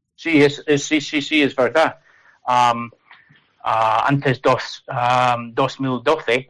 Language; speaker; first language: Spanish; non-native, learner; English